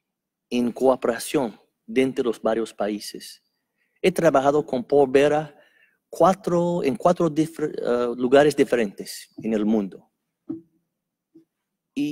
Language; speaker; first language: Spanish; non-native, fluent; English